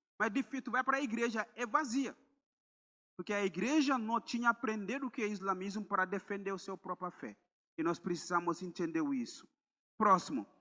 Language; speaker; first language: Portuguese; non-native, fluent; Mandingo